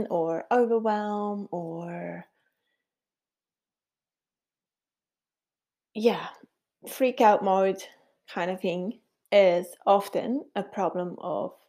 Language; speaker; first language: English; non-native, fluent; Swiss German